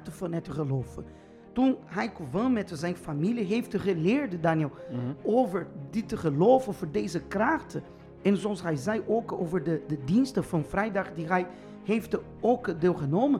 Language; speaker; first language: Dutch; non-native, fluent; Portuguese